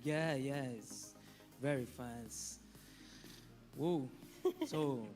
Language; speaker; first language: English; non-native, learner; Portuguese